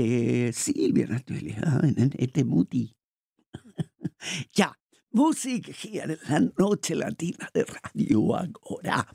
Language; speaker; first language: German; non-native, learner; Spanish